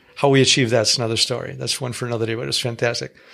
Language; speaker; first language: English; early bilingual, other home language; Greek